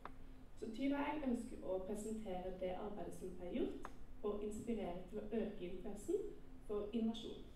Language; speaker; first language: Norwegian; native; Norwegian